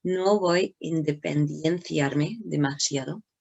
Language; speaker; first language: Spanish; non-native, learner; English